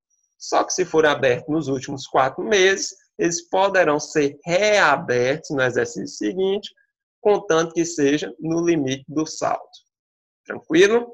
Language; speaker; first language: Portuguese; native; Portuguese